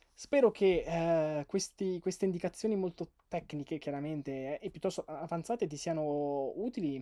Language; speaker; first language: Italian; native; Italian